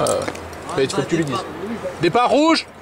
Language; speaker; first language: French; native; French